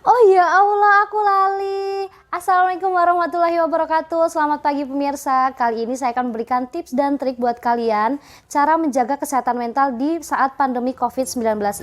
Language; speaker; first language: Indonesian; native; Indonesian